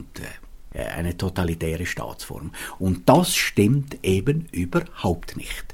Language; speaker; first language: German; native; German